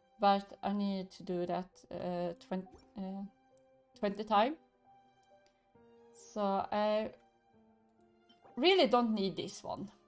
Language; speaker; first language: English; non-native, learner; Swedish